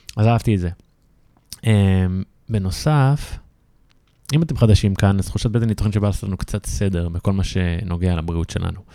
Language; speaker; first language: Hebrew; native; Hebrew